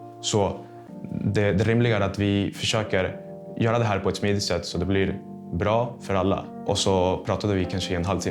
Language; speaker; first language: Swedish; non-native, fluent; Spanish